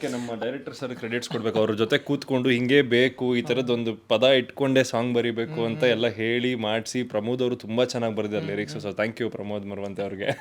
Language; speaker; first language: Kannada; native; Kannada